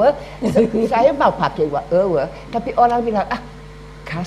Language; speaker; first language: Indonesian; non-native, learner; English